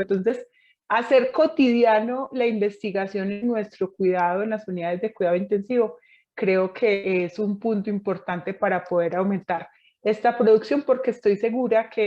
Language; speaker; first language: Spanish; native; Spanish